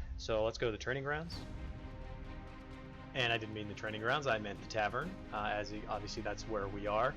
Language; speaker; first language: English; native; English